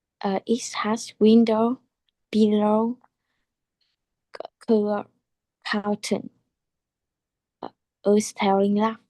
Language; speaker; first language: English; non-native, learner; Chinese